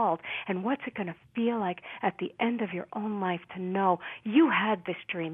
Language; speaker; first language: English; native; English